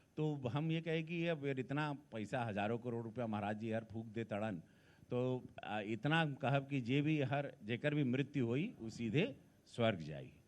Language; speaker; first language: Hindi; native; Hindi